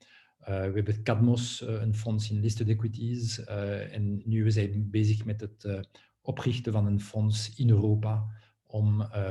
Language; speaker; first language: Dutch; non-native, local second language; French